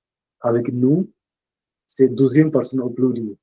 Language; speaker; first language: French; non-native, fluent; Punjabi